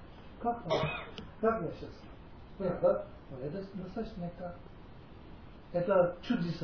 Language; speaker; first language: Russian; non-native, learner; Tibetan